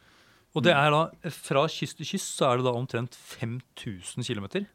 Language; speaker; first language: Norwegian; native; Norwegian